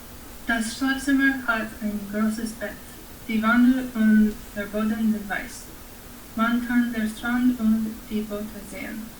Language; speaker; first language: German; non-native, learner; English